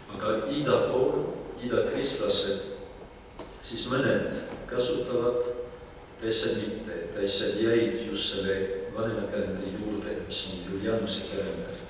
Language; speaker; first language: Estonian; non-native, fluent; French